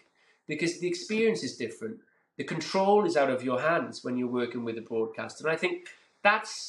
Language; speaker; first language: English; native; English